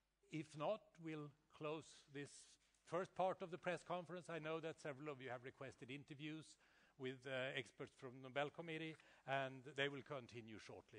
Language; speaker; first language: English; non-native, fluent; Swedish